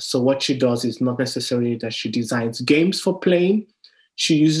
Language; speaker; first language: English; non-native, local second language; Yoruba